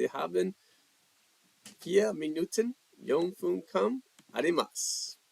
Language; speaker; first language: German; non-native, learner; English